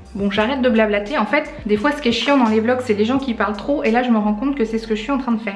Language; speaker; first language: French; native; French